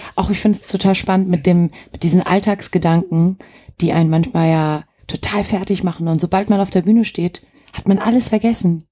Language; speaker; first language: German; early bilingual, other home language; Turkish